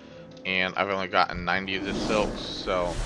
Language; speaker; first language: English; native; English